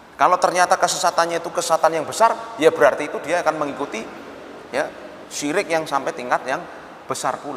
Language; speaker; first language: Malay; non-native, local second language; Javanese